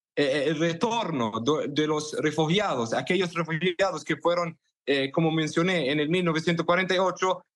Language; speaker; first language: Spanish; non-native, fluent; Arabic